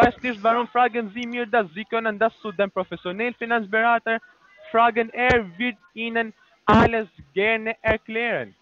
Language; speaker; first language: German; non-native, learner; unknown